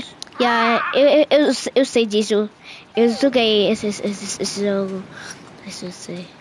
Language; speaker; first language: Portuguese; early bilingual, heritage; Portuguese